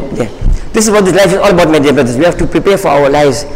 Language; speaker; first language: English; native; English